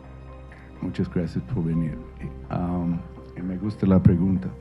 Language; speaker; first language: Spanish; non-native, fluent; English